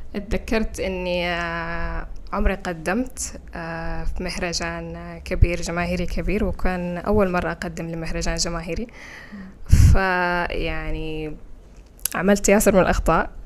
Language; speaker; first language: Arabic; non-native, local second language; Fula